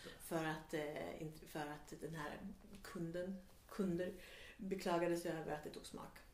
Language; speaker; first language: Swedish; native; Swedish